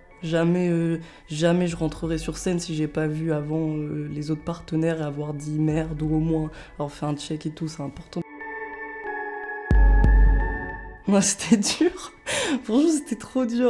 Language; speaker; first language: French; native; French